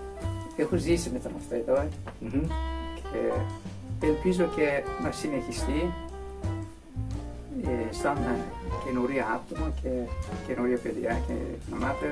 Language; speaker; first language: Greek; non-native, learner; Persian